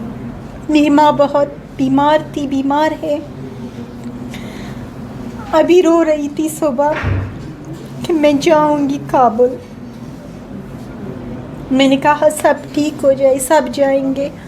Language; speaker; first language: Hindi; non-native, learner; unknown